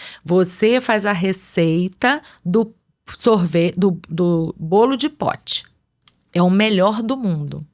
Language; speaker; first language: Portuguese; native; Portuguese